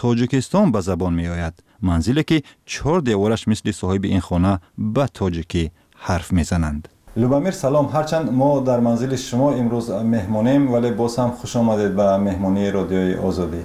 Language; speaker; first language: Tajik; native; Tajik